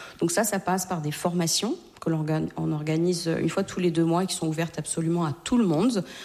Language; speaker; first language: French; native; French